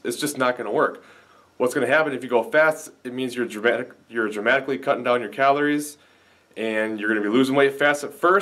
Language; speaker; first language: English; native; English